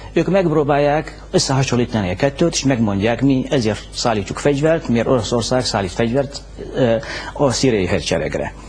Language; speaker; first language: Hungarian; non-native, fluent; Arabic